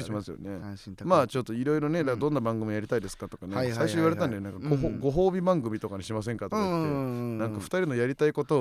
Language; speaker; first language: Japanese; native; Japanese